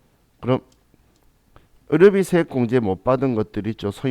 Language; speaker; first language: Korean; native; Korean